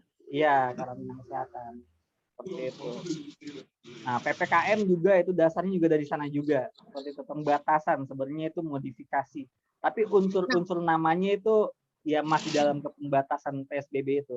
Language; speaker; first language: Indonesian; native; Indonesian